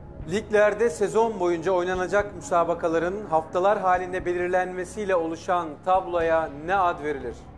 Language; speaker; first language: Turkish; native; Turkish